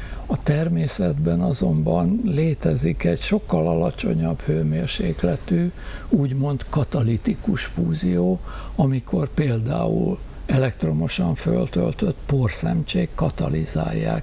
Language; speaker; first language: Hungarian; native; Hungarian